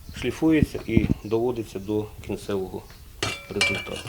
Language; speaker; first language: Ukrainian; native; Ukrainian